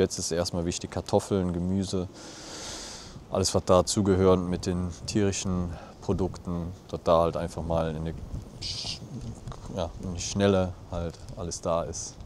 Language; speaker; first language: German; native; German